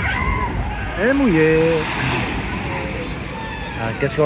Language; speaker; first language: French; native; French